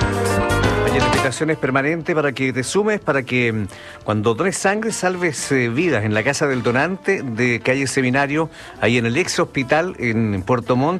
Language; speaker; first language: Spanish; native; Spanish